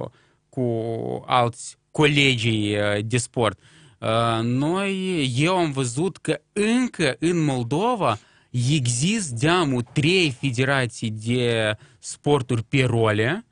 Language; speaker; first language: Romanian; non-native, local second language; Russian